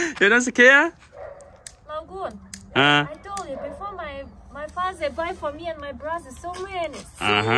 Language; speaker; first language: English; non-native, learner; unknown